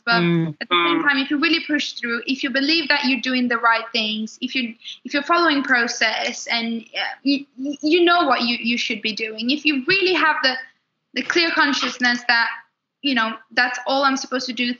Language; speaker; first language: English; non-native, fluent; Portuguese